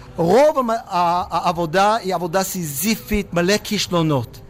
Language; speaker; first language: Hebrew; non-native, fluent; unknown